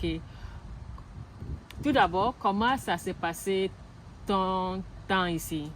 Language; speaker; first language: French; non-native, learner; Akan